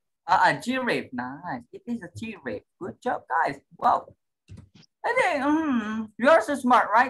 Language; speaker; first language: English; non-native, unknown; Indonesian